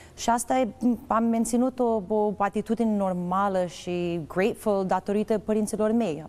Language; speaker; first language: Romanian; early bilingual, heritage; Romanian